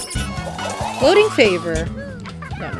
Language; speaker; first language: English; native; English